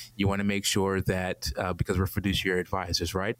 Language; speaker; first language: English; native; English